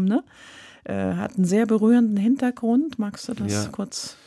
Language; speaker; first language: German; native; German